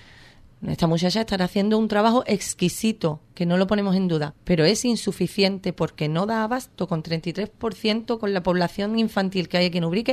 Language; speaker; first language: Spanish; native; Spanish